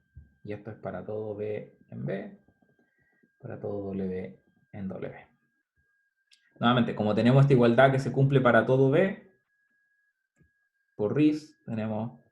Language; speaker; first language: Spanish; native; Spanish